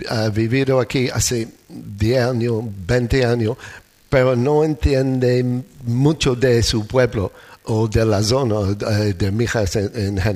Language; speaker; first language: Spanish; non-native, fluent; English